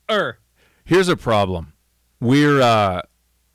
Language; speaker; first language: English; native; English